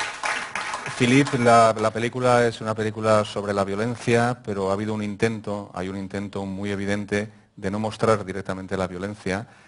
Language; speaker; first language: Spanish; native; Spanish